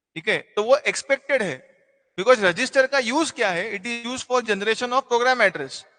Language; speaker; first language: Hindi; non-native, local second language; Marathi